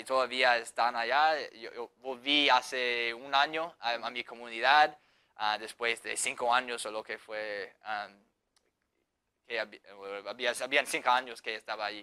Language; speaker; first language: Spanish; non-native, fluent; English